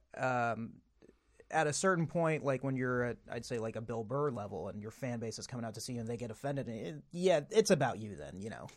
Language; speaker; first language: English; native; English